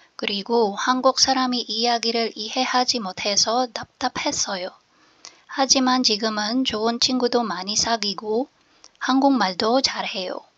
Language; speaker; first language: Korean; non-native, fluent; Filipino